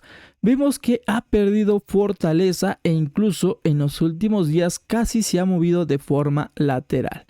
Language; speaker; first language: Spanish; native; Spanish